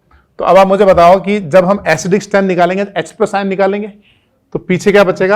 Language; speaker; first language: Hindi; native; Hindi